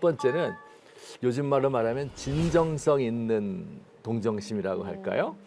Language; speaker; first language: Korean; native; Korean